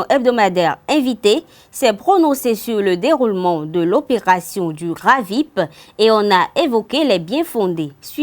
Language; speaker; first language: French; native; French